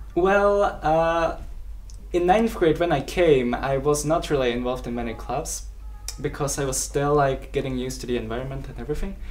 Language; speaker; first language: English; non-native, fluent; Czech